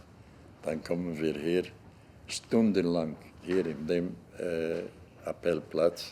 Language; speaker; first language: German; non-native, learner; Hungarian